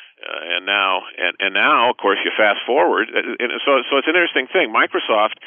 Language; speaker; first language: English; native; English